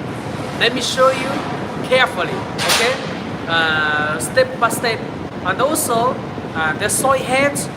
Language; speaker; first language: English; non-native, learner; Chinese